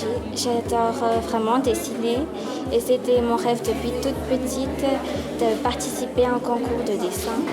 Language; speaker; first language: French; non-native, local second language; Malagasy